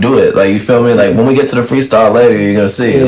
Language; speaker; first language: English; early bilingual, other home language; French